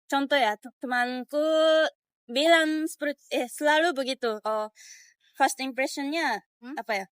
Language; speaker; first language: Indonesian; non-native, learner; Japanese